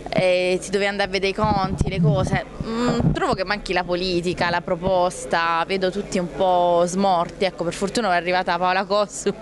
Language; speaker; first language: Italian; native; Italian